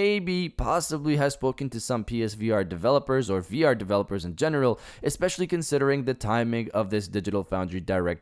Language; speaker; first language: English; native; English